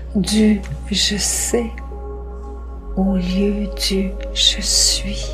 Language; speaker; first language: French; native; French